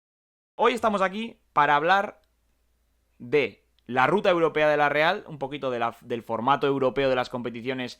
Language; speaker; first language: Spanish; native; Spanish